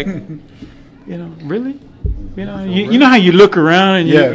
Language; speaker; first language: English; native; English